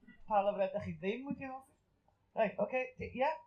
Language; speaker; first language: Welsh; native; Welsh